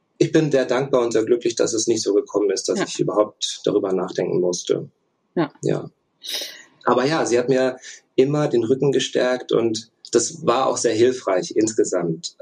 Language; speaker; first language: German; early bilingual, other home language; Russian